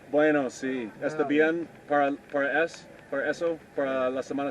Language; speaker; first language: Spanish; non-native, learner; English